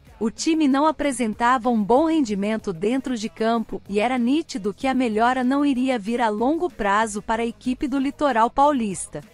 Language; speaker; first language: Portuguese; native; Portuguese